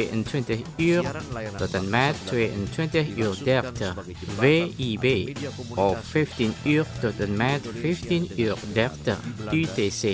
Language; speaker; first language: Dutch; non-native, learner; Indonesian